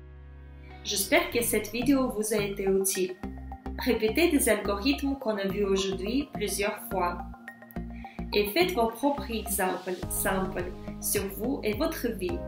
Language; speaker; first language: French; non-native, fluent; Russian